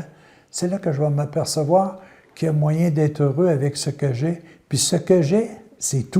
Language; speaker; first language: French; native; French